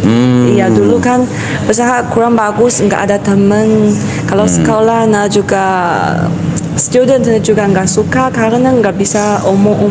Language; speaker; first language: Indonesian; non-native, learner; Chinese